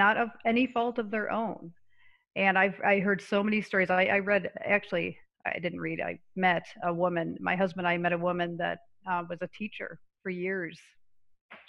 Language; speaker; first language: English; native; English